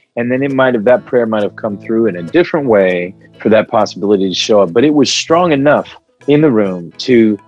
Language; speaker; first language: English; early bilingual, other home language; Arabic